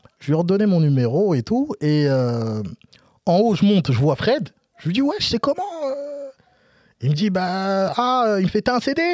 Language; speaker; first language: French; native; French